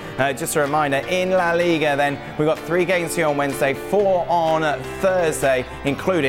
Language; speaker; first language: English; native; English